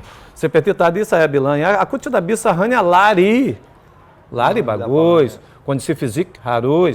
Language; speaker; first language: Indonesian; non-native, fluent; Portuguese